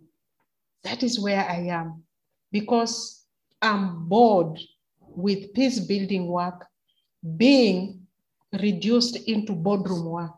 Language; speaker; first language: English; non-native, local second language; Luyia